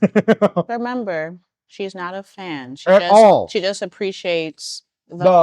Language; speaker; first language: English; native; English